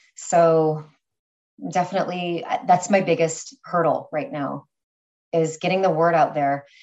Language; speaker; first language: English; native; English